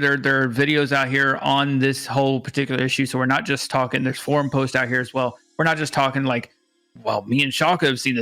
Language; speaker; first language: English; native; English